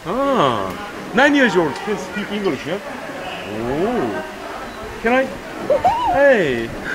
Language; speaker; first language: English; non-native, learner; Korean